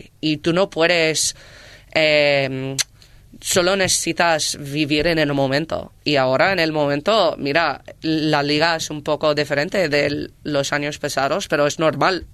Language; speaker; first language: Spanish; non-native, learner; English